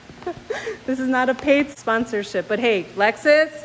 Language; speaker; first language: English; native; English